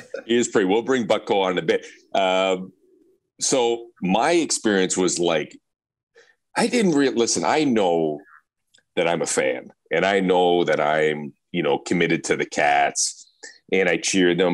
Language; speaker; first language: English; native; English